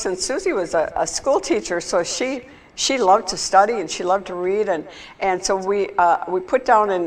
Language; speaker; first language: English; native; English